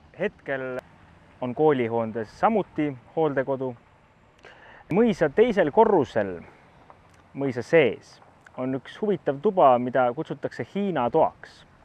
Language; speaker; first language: Estonian; native; Estonian